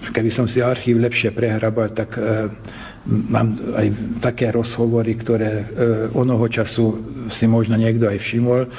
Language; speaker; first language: Slovak; early bilingual, heritage; Slovak